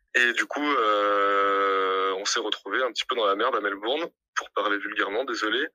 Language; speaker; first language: French; native; French